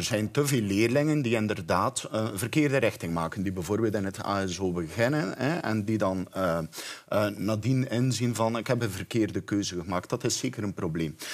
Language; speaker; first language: Dutch; native; Dutch